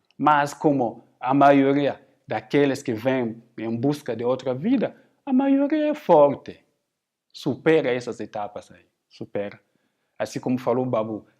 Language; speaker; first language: Portuguese; non-native, fluent; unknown